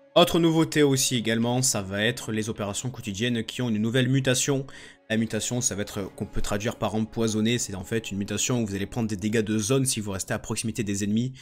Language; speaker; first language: French; native; French